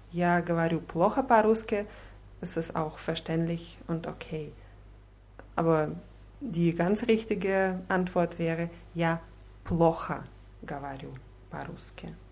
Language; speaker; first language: German; non-native, fluent; Russian